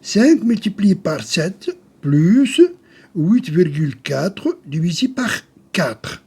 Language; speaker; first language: French; non-native, local second language; Arabic